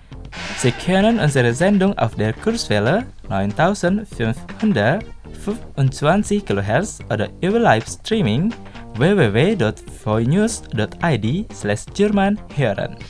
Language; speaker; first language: German; non-native, fluent; Indonesian